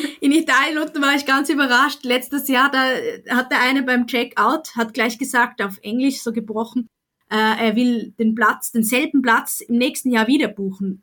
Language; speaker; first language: German; native; German